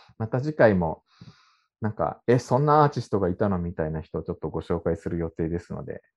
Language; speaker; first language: Japanese; native; Japanese